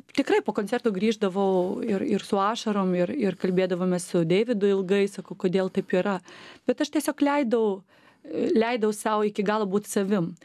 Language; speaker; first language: Lithuanian; non-native, local second language; Polish